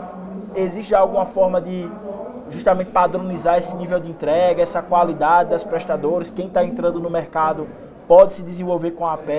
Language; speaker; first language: Portuguese; native; Portuguese